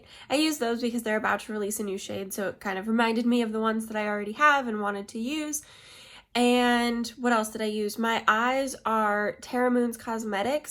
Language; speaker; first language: English; native; English